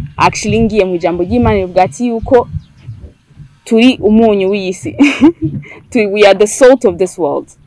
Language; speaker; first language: Rundi; early bilingual, heritage; Rundi